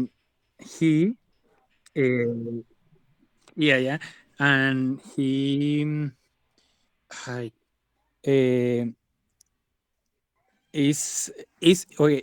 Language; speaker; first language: English; non-native, learner; Spanish